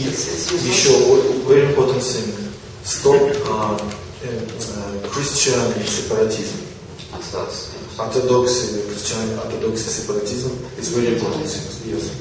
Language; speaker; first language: English; non-native, learner; Russian